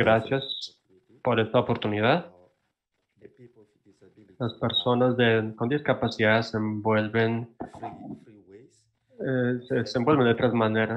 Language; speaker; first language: Spanish; non-native, fluent; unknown